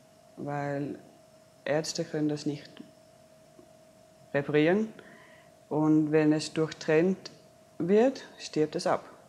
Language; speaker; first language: German; non-native, fluent; Danish